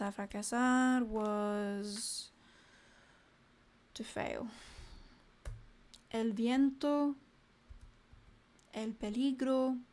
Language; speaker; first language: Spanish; non-native, learner; English